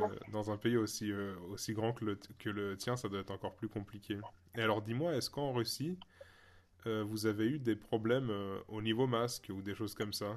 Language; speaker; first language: French; native; French